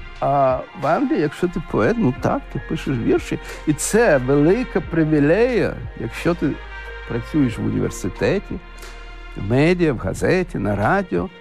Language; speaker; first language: Ukrainian; non-native, local second language; Russian